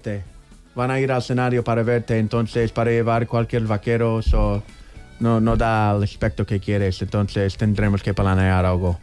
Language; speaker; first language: Spanish; non-native, learner; English